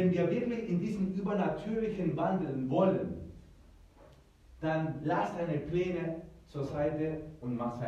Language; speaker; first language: German; early bilingual, heritage; Spanish